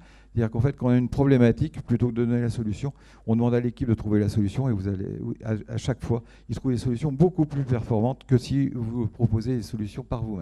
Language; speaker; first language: French; native; French